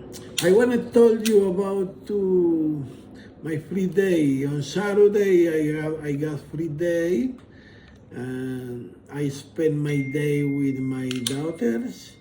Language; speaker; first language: English; non-native, learner; Spanish